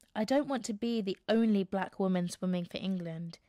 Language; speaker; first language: English; native; English